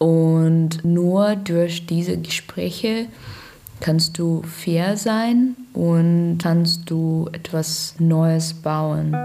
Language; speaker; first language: German; non-native, learner; Russian